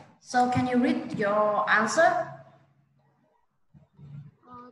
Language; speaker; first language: English; non-native, fluent; Vietnamese